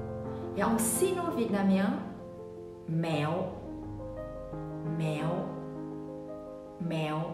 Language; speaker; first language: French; non-native, fluent; Vietnamese